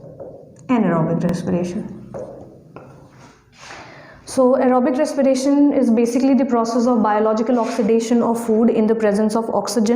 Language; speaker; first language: English; non-native, local second language; Hindi